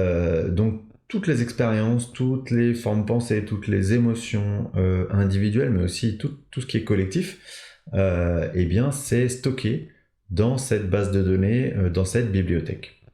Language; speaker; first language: French; native; French